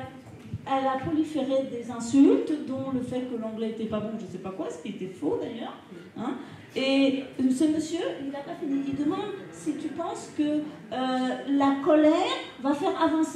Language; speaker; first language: French; native; French